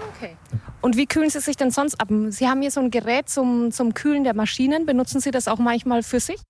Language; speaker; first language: German; native; German